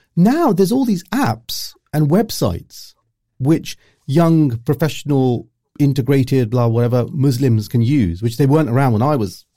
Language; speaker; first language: English; early bilingual, other home language; Urdu